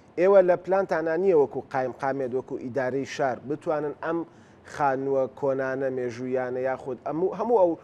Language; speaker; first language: Central Kurdish; native; Central Kurdish